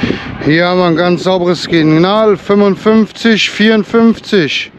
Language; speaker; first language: German; native; German